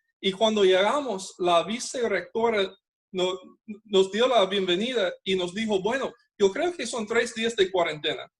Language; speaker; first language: Spanish; non-native, fluent; English